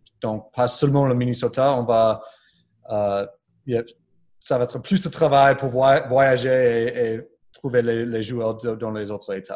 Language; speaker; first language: French; non-native, learner; English